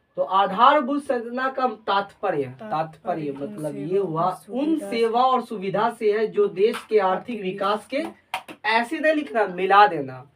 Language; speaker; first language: Hindi; native; Hindi